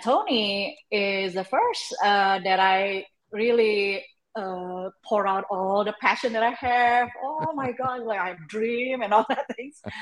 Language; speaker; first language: English; non-native, fluent; Indonesian